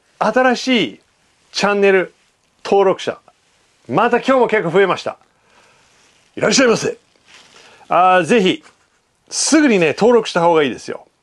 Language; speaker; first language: Japanese; non-native, fluent; English